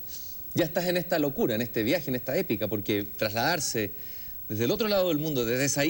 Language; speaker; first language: Spanish; native; Spanish